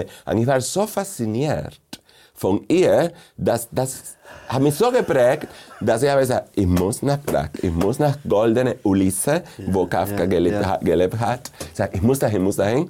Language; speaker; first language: German; non-native, fluent; Spanish